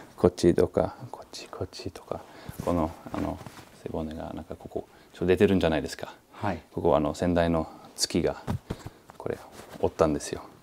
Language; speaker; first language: Japanese; non-native, fluent; Italian